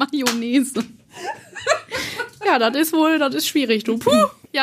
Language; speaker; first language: German; native; German